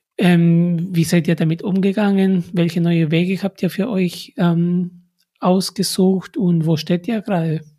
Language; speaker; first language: German; non-native, fluent; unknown